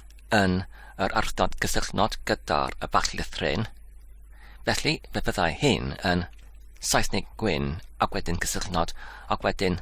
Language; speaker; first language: Welsh; non-native, learner; English